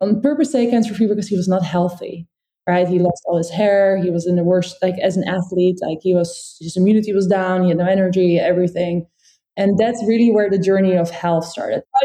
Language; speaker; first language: English; non-native, fluent; Dutch